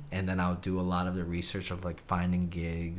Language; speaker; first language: English; native; English